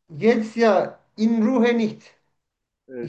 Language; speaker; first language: German; non-native, learner; Turkish